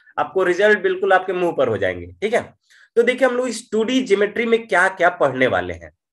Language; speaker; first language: Hindi; native; Hindi